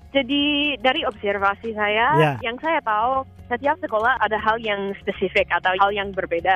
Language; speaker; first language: Indonesian; non-native, fluent; English